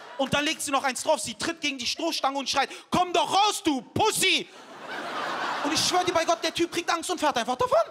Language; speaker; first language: German; early bilingual, other home language; Turkish